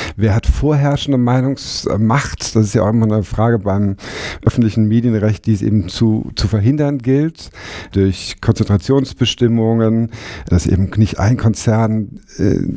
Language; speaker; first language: German; native; German